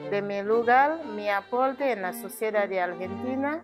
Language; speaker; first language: Spanish; non-native, learner; Haitian Creole